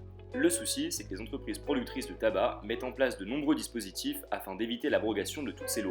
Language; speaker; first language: French; native; French